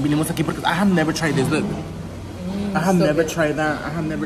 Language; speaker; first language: English; early bilingual, other home language; Spanish